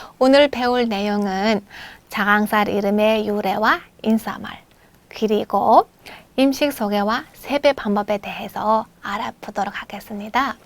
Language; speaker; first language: Korean; non-native, fluent; Mongolian